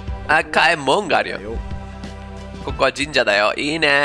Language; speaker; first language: Japanese; non-native, learner; English